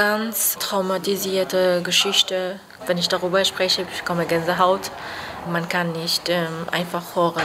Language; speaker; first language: German; non-native, learner; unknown